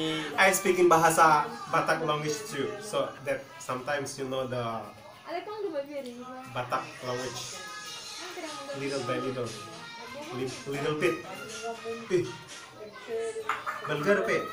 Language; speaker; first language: English; non-native, learner; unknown